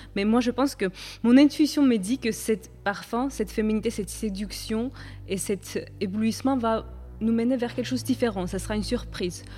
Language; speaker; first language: French; non-native, fluent; Georgian